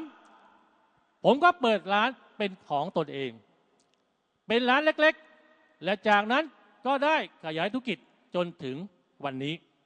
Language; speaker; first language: Thai; native; Thai